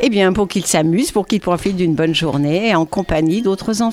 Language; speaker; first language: French; native; French